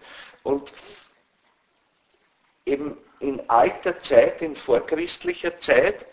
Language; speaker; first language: German; native; German